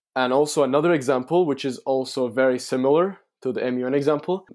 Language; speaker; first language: English; non-native, fluent; Turkish